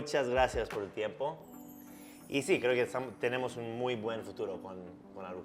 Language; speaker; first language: Spanish; non-native, learner; English